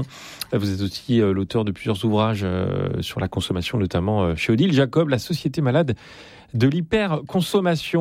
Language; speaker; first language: French; native; French